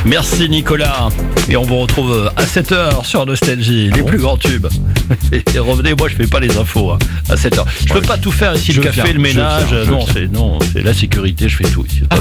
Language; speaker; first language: French; native; French